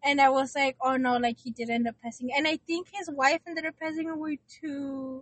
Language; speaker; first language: English; early bilingual, other home language; Spanish